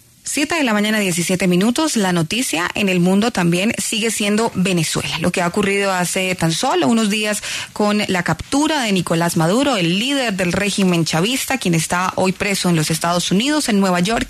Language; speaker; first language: Spanish; native; Spanish